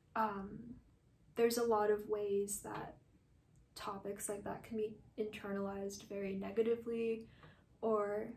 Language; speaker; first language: English; native; English